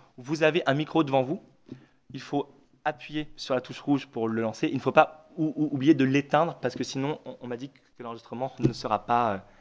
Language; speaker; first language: French; native; French